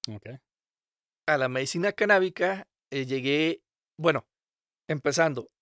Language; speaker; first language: Spanish; native; Spanish